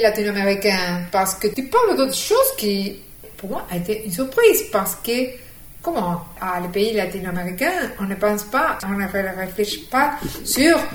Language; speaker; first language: French; non-native, fluent; Spanish